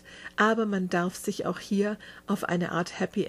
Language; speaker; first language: German; native; German